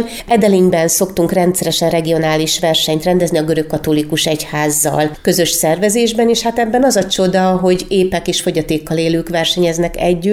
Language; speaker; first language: Hungarian; native; Hungarian